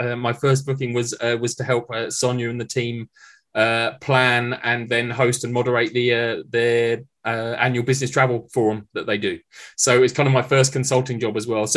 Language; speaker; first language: English; native; English